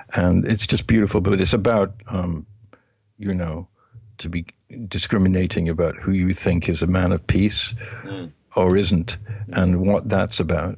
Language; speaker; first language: English; native; English